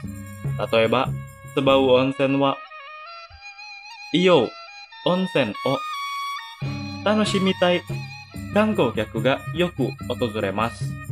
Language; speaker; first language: Japanese; non-native, fluent; Indonesian